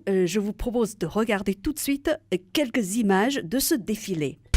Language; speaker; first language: French; native; French